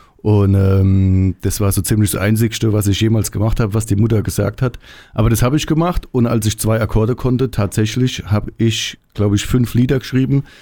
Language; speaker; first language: German; native; German